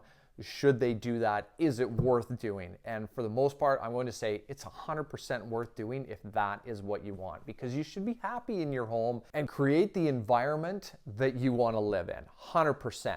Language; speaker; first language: English; native; English